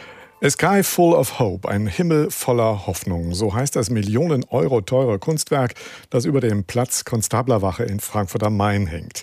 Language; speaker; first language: German; native; German